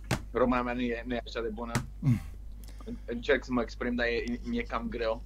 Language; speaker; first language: Romanian; early bilingual, heritage; Romanian